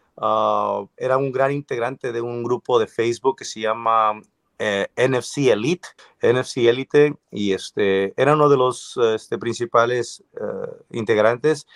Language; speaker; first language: Spanish; early bilingual, other home language; English